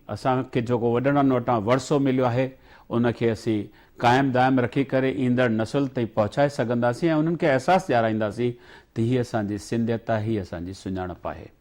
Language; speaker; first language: Sindhi; native; Sindhi